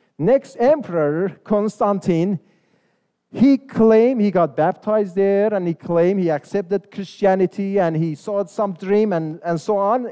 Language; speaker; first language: English; non-native, fluent; Persian